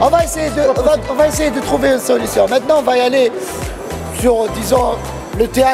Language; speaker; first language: French; non-native, local second language; Arabic